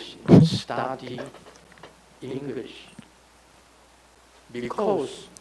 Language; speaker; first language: English; non-native, learner; Chinese